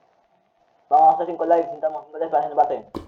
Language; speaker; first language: Spanish; native; Spanish